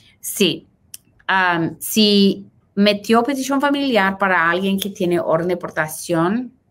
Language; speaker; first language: Spanish; early bilingual, heritage; Spanish